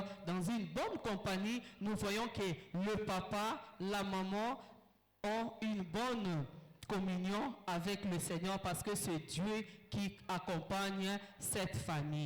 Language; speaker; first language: French; non-native, local second language; Lingala